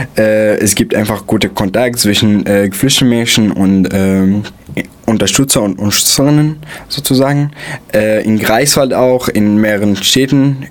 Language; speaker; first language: German; non-native, fluent; Arabic